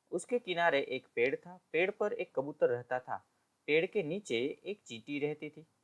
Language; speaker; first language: Hindi; non-native, local second language; Gujarati